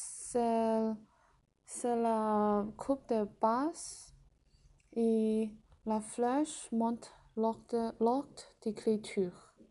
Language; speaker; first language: French; non-native, learner; Chinese